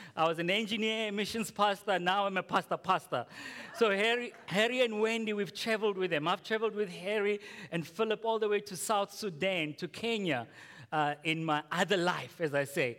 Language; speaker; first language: English; non-native, local second language; Tswana